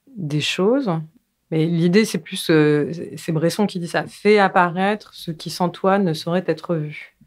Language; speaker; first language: French; native; French